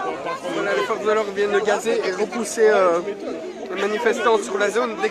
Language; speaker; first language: French; native; French